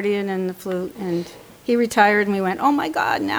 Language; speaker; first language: English; early bilingual, other home language; French